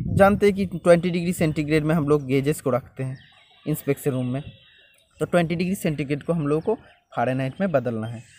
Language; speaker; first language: Hindi; non-native, local second language; Bangla